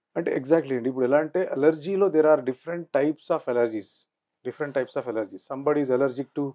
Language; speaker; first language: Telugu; non-native, local second language; Urdu